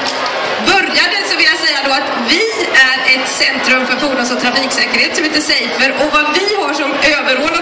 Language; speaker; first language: Swedish; native; Swedish